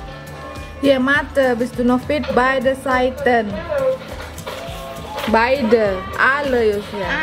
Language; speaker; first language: German; non-native, learner; Indonesian